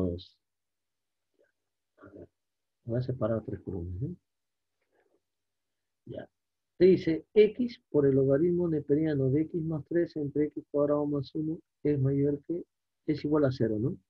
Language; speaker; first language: Spanish; native; Spanish